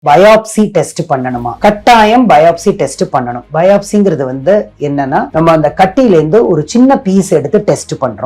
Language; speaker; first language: Tamil; native; Tamil